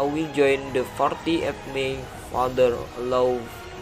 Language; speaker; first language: English; non-native, learner; Indonesian